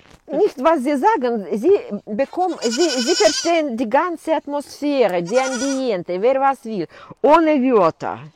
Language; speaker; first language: German; non-native, fluent; Russian